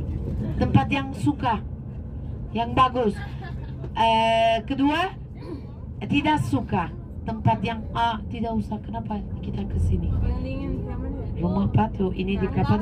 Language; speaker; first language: Indonesian; non-native, fluent; Turkish